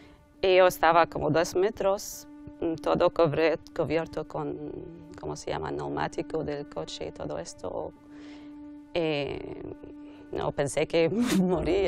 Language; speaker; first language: Spanish; non-native, fluent; Arabic